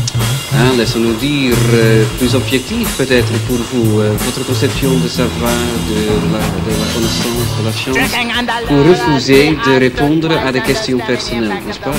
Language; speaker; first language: French; non-native, fluent; Dutch